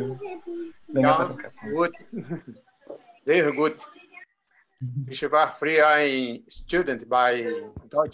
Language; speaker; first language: German; non-native, learner; Portuguese